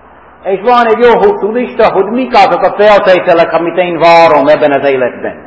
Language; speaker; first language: Hungarian; non-native, fluent; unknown